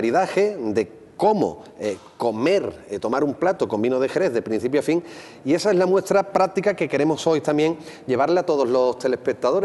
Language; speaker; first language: Spanish; native; Spanish